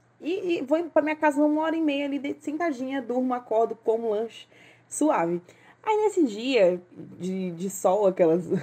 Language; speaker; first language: Portuguese; native; Portuguese